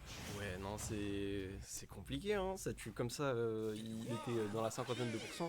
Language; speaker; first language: French; native; French